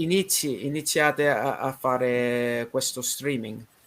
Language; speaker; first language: Italian; non-native, learner; English